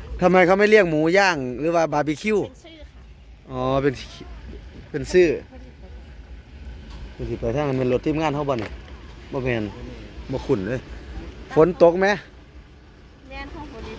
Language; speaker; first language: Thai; non-native, local second language; Northeastern Thai